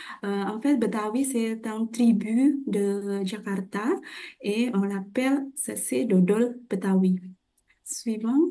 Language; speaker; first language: French; non-native, fluent; Indonesian